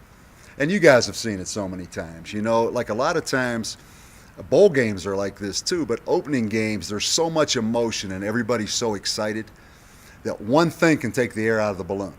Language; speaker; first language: English; native; English